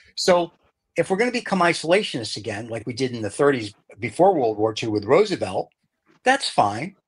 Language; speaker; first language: English; native; English